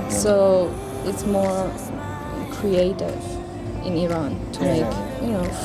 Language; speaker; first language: English; non-native, fluent; Persian